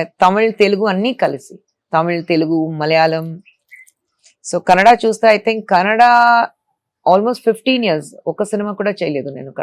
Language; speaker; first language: Telugu; non-native, local second language; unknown